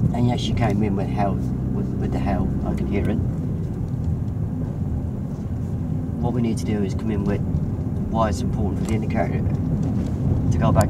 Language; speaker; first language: English; native; English